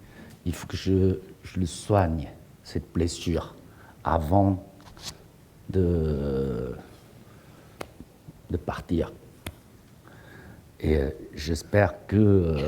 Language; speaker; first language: French; non-native, fluent; Chinese